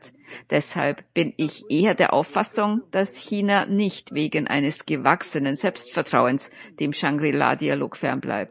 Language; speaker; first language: German; native; German